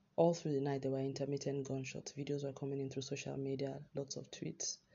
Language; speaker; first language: English; non-native, local second language; Yoruba